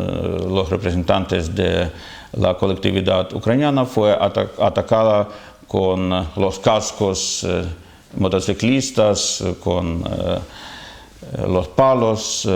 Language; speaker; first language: Spanish; non-native, fluent; Ukrainian